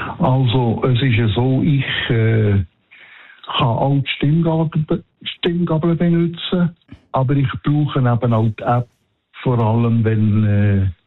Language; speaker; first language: German; non-native, local second language; Italian